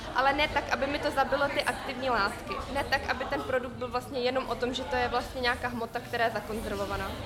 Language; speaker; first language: Czech; early bilingual, other home language; Vietnamese